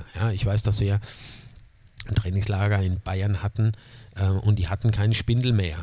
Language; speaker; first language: German; native; German